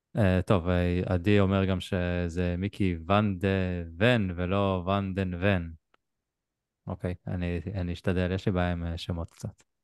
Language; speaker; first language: Hebrew; native; Hebrew